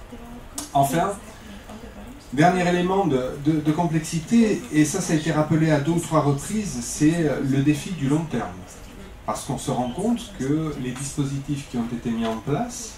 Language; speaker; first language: French; native; French